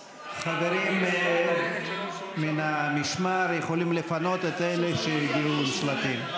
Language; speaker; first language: Hebrew; native; Hebrew